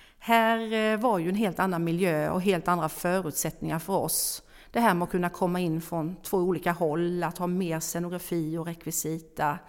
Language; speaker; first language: Swedish; native; Swedish